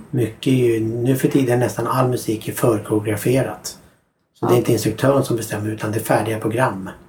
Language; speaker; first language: Swedish; native; Swedish